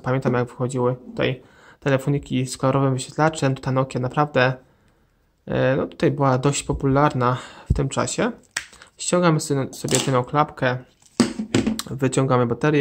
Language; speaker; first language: Polish; native; Polish